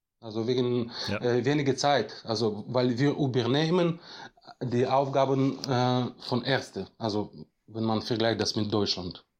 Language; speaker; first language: German; non-native, fluent; Russian